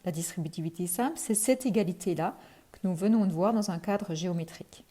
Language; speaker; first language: French; native; French